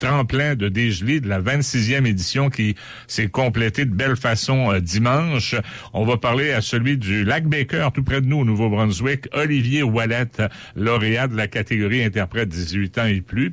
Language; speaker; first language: French; native; French